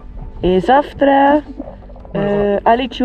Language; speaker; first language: Russian; non-native, learner; Dutch